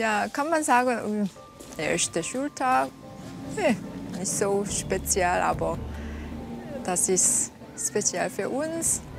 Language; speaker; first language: German; non-native, learner; Korean